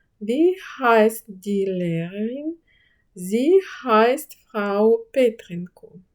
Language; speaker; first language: German; non-native, fluent; Ukrainian